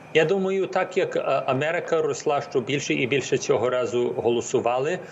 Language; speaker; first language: Ukrainian; early bilingual, heritage; Ukrainian